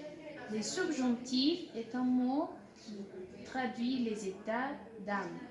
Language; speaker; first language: French; non-native, learner; Spanish